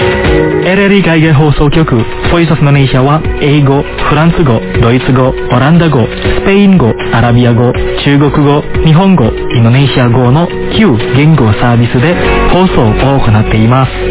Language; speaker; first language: Japanese; non-native, fluent; Indonesian